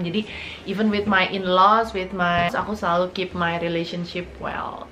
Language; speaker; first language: English; non-native, fluent; Indonesian